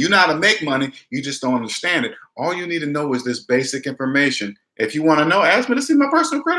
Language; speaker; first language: English; native; English